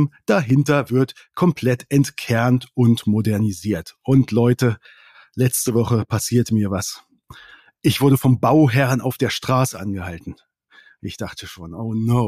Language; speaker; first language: German; native; German